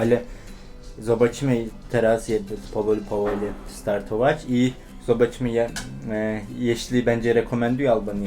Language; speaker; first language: Polish; non-native, learner; Turkish